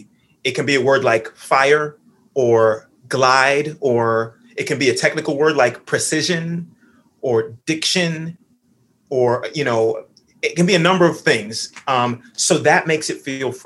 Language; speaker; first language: English; native; English